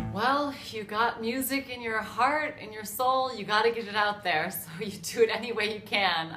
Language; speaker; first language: English; native; English